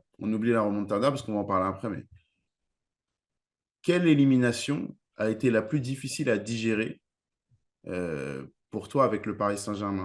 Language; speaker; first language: French; native; French